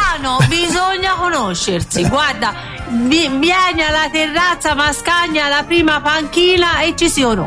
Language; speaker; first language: Italian; native; Italian